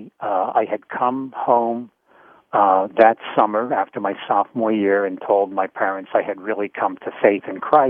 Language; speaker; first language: English; native; English